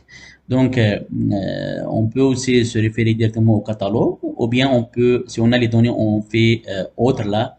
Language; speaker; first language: French; non-native, local second language; Arabic